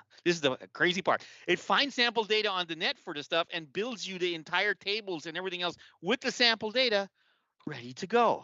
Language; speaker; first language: English; native; English